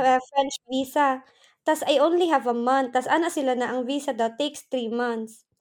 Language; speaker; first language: English; non-native, local second language; Surigaonon